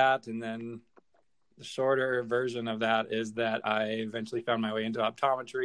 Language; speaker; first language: English; native; English